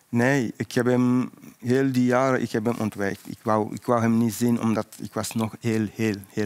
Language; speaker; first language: Dutch; non-native, fluent; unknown